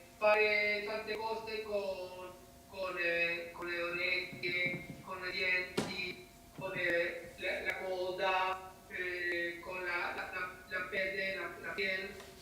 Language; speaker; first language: Italian; non-native, learner; Spanish